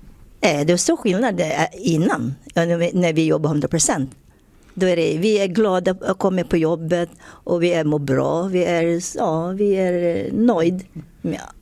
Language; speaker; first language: Swedish; non-native, learner; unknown